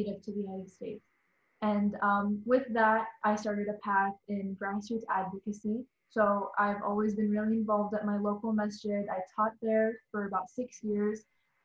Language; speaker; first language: English; native; English